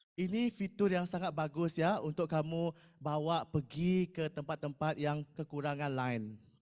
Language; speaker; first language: Malay; non-native, local second language; Iban